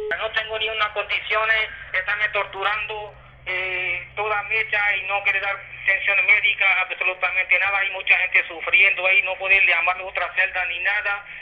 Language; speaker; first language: Spanish; non-native, fluent; Punjabi